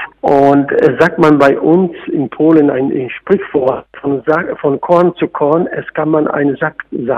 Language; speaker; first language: German; non-native, fluent; Polish